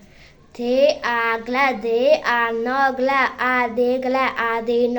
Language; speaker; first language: English; non-native, learner; Burmese